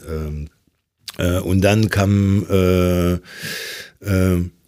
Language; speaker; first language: German; non-native, fluent; French